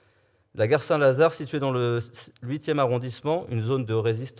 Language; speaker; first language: French; native; French